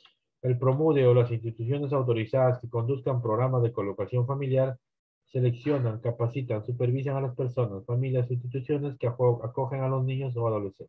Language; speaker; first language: Spanish; native; Spanish